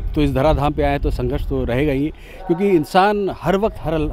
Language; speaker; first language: Hindi; native; Hindi